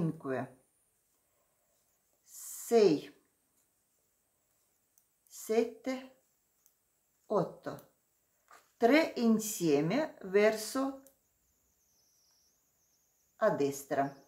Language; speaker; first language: Italian; non-native, learner; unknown